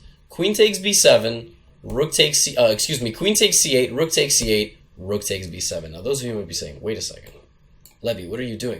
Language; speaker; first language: English; native; English